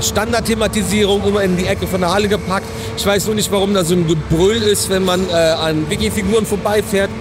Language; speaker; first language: German; native; German